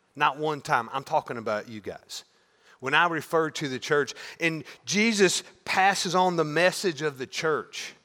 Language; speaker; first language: English; native; English